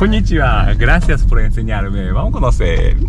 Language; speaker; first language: Spanish; non-native, learner; Japanese